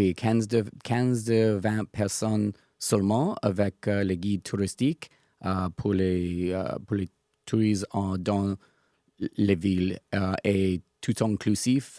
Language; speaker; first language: French; non-native, learner; English